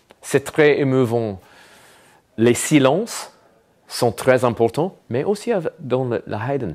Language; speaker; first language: French; non-native, fluent; English